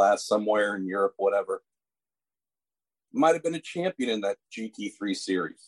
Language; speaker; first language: English; native; English